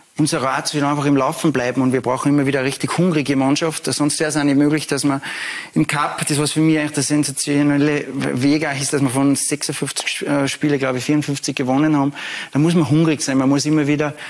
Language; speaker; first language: German; native; German